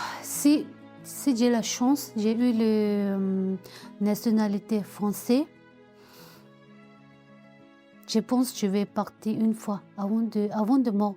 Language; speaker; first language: French; non-native, learner; Tibetan